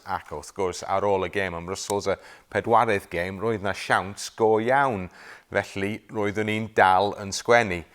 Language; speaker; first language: Welsh; non-native, local second language; English